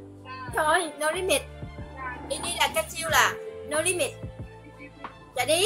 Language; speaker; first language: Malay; non-native, learner; Vietnamese